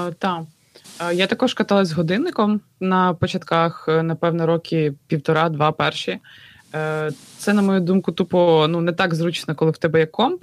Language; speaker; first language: Ukrainian; native; Ukrainian